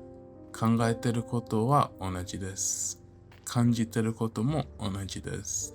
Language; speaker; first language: Japanese; non-native, fluent; English